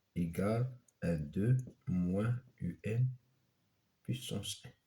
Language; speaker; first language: French; non-native, local second language; Arabic